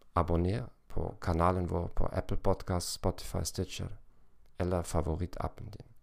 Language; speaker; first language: Norwegian; non-native, learner; German